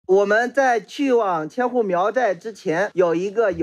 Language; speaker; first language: Chinese; native; Chinese